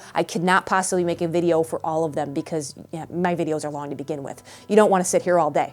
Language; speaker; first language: English; native; English